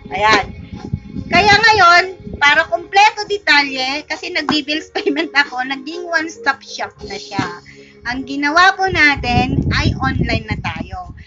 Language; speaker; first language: Filipino; native; Filipino